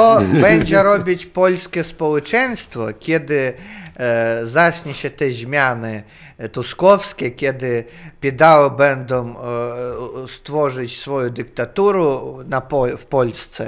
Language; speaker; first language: Polish; non-native, learner; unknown